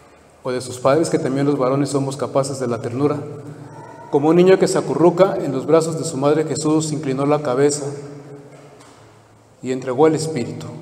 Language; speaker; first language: Spanish; native; Spanish